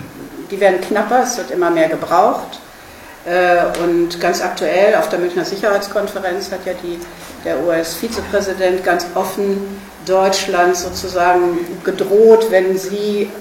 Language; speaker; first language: German; native; German